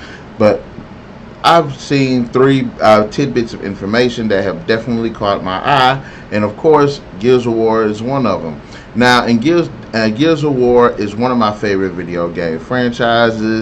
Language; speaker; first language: English; native; English